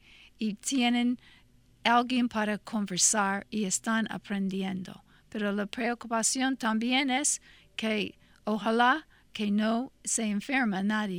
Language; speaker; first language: Spanish; non-native, fluent; English